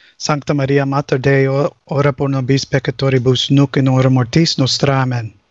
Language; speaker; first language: Spanish; early bilingual, heritage; English